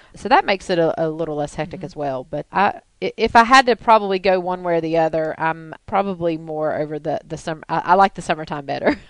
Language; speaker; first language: English; native; English